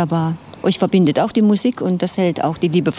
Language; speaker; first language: German; native; German